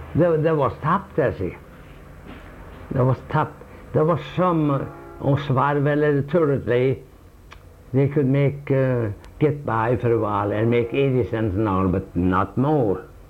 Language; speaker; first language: English; non-native, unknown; Swedish